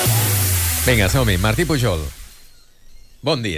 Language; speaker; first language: Catalan; native; Catalan